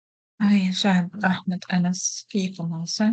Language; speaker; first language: French; non-native, local second language; Arabic